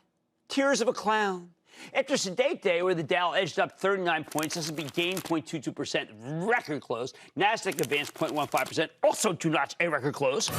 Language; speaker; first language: English; native; English